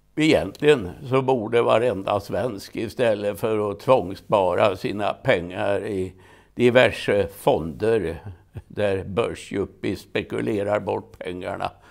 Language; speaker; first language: Swedish; native; Swedish